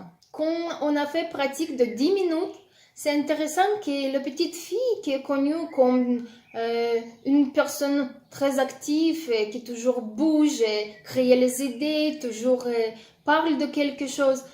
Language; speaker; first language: French; non-native, learner; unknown